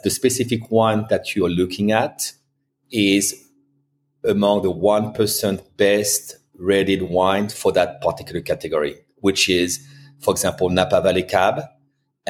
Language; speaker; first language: English; non-native, fluent; French